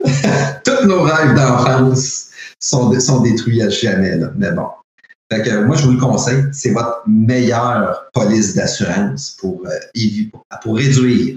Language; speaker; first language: French; native; French